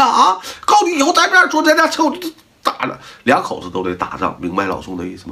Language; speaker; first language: Chinese; native; Chinese